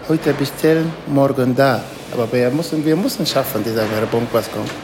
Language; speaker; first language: German; non-native, learner; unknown